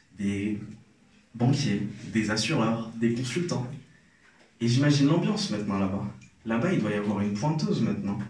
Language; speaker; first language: French; non-native, local second language; Arabic